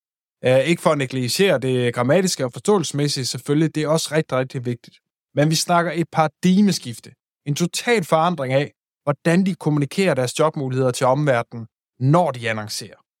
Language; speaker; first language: Danish; native; Danish